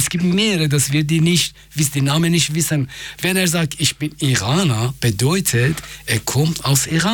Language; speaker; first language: German; non-native, fluent; Persian